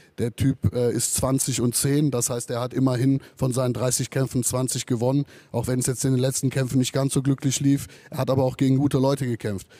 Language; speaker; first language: German; native; German